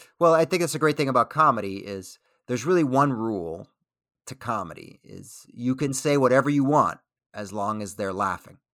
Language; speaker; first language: English; early bilingual, other home language; Spanish